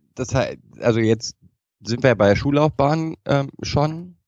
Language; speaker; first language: German; non-native, fluent; English